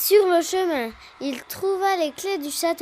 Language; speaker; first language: French; native; French